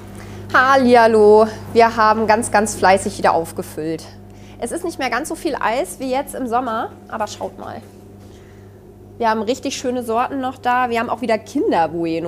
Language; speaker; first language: German; native; German